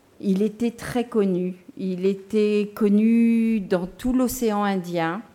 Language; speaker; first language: French; non-native, local second language; Gujarati